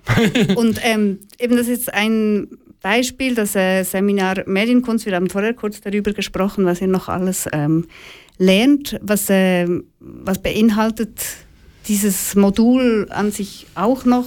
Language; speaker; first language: German; native; German